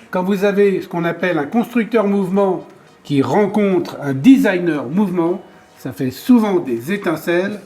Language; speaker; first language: French; native; French